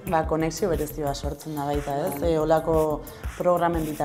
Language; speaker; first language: Basque; native; Basque